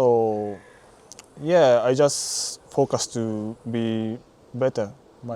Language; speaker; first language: English; non-native, learner; Japanese